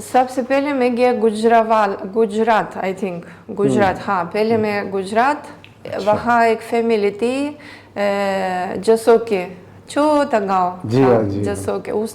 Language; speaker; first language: Hindi; non-native, learner; Greek